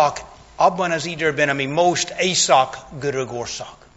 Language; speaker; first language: Hungarian; non-native, fluent; English